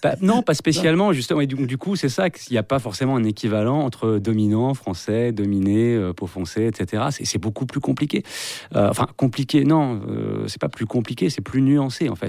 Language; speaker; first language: French; native; French